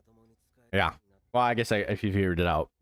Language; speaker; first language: English; native; English